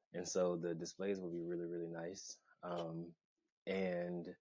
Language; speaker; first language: English; native; English